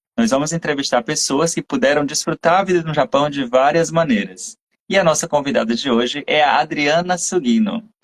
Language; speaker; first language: Portuguese; native; Portuguese